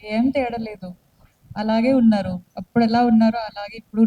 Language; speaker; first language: Telugu; non-native, fluent; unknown